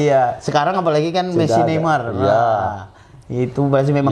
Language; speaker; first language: Indonesian; native; Indonesian